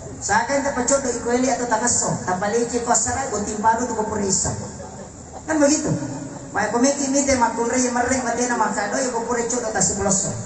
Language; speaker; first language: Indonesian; non-native, local second language; Buginese